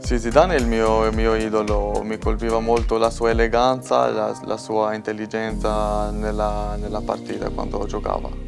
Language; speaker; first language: Italian; non-native, fluent; Albanian